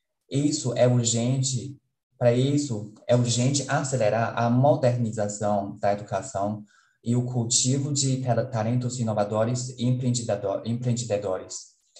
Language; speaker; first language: Portuguese; non-native, fluent; Chinese